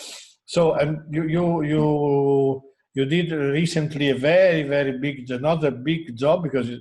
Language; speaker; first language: English; non-native, fluent; Italian